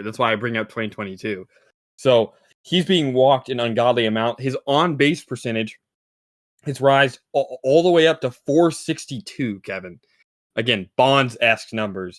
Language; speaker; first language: English; native; English